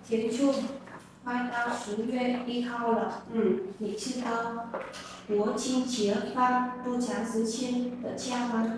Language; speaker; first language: Chinese; non-native, learner; Vietnamese